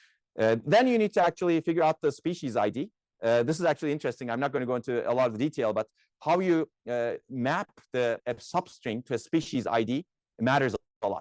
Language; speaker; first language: English; non-native, fluent; Turkish